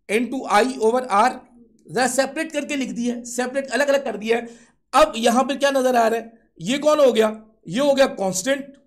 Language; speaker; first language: Urdu; non-native, local second language; Sindhi